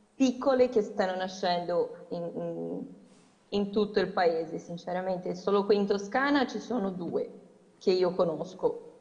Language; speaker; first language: Italian; non-native, fluent; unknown